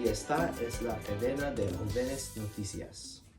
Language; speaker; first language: Spanish; non-native, learner; English